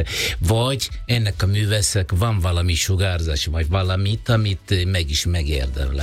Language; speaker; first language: Hungarian; non-native, learner; Italian